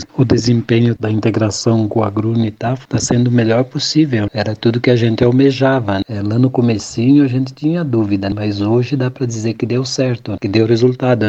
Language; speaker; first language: Portuguese; native; Portuguese